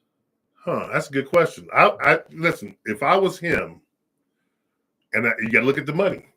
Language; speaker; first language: English; native; English